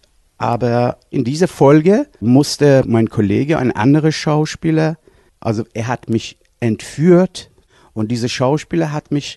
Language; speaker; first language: German; non-native, fluent; Persian